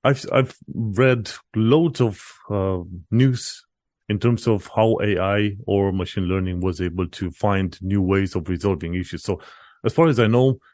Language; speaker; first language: English; non-native, fluent; Romanian